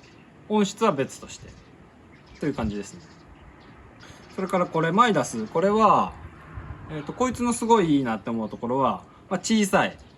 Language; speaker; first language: Japanese; native; Japanese